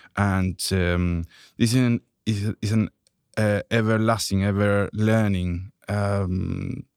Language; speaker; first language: English; non-native, fluent; Spanish